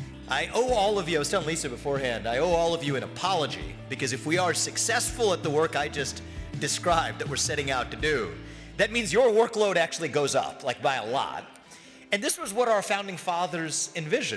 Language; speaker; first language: English; native; English